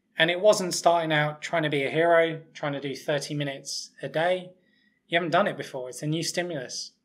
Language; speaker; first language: English; native; English